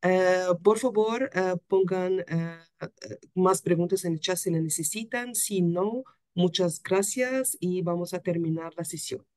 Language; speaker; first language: Spanish; non-native, fluent; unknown